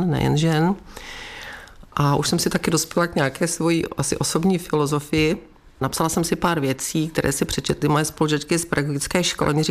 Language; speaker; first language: Czech; native; Czech